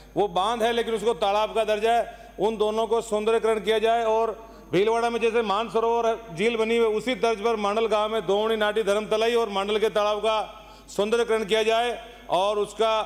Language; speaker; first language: Hindi; native; Hindi